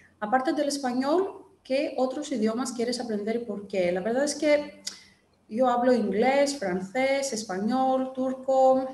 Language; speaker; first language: Spanish; non-native, fluent; Greek